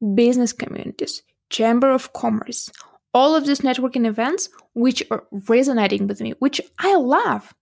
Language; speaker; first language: English; non-native, fluent; Russian